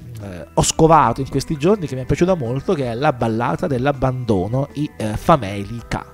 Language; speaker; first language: Italian; native; Italian